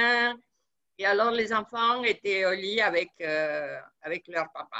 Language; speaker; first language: French; non-native, fluent; Spanish